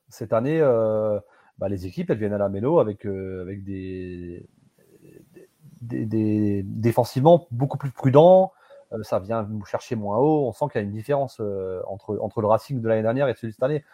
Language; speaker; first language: French; native; French